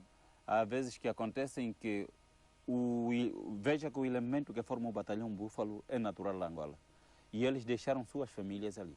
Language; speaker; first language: Portuguese; native; Portuguese